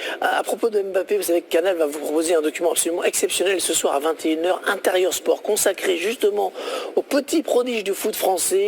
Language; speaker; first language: French; native; French